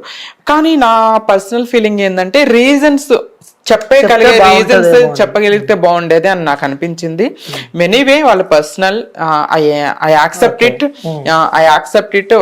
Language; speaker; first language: Telugu; native; Telugu